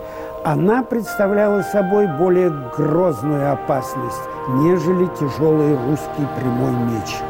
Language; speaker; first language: Russian; native; Russian